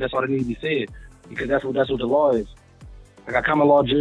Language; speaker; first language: English; native; English